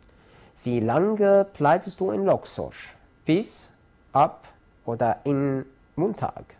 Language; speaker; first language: German; non-native, fluent; Arabic